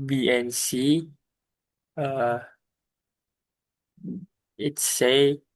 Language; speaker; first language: English; non-native, learner; Indonesian